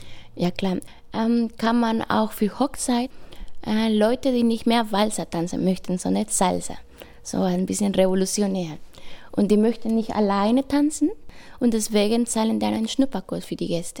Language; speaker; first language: German; non-native, fluent; Spanish